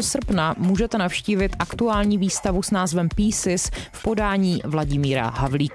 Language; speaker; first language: Czech; native; Czech